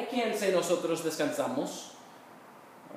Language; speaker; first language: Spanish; non-native, fluent; English